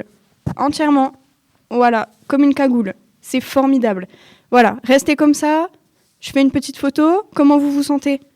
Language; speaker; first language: French; native; French